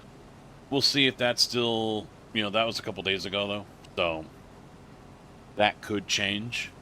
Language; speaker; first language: English; native; English